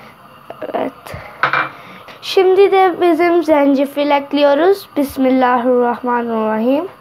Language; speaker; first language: Turkish; non-native, learner; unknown